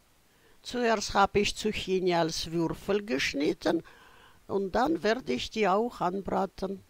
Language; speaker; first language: German; non-native, fluent; Russian